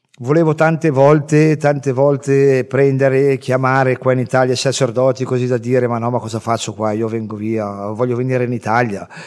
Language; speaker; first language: Italian; native; Italian